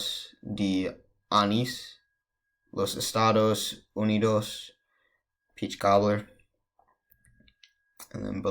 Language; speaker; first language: Spanish; non-native, learner; English